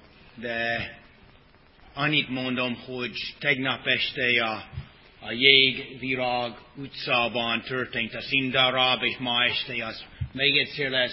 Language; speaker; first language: Hungarian; non-native, fluent; English